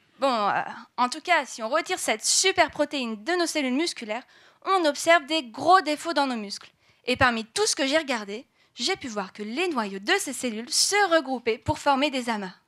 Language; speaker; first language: French; native; French